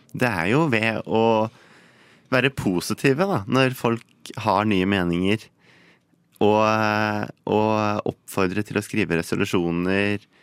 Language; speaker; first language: Norwegian; native; Norwegian